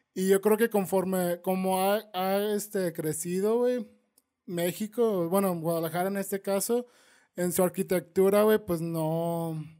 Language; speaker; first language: Spanish; native; Spanish